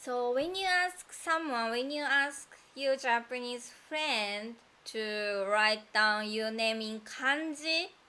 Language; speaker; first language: English; non-native, fluent; Japanese